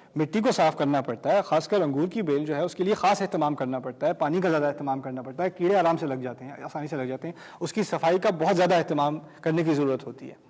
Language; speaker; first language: Urdu; early bilingual, heritage; Urdu